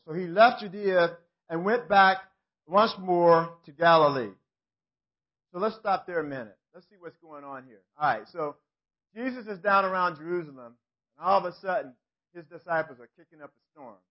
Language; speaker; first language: English; native; English